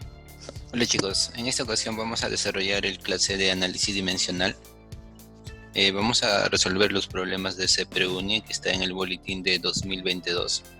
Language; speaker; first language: Spanish; native; Spanish